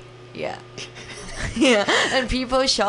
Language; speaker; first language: English; non-native, learner; Thai